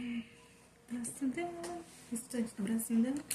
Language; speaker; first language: Portuguese; native; Portuguese